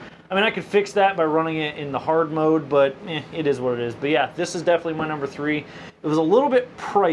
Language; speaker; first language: English; native; English